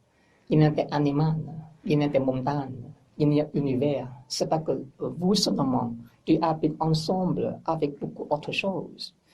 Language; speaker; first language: French; non-native, learner; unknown